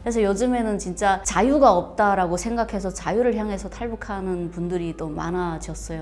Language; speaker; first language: Korean; native; Korean